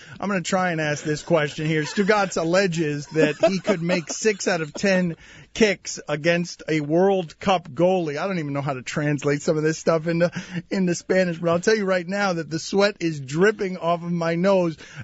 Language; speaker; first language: English; early bilingual, other home language; Spanish